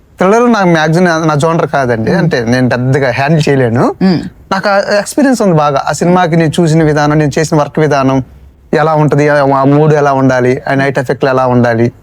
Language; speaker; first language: Telugu; native; Telugu